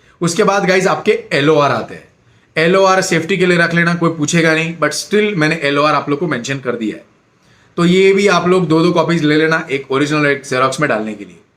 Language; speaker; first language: Hindi; non-native, local second language; Gujarati